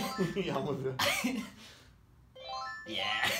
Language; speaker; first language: English; native; English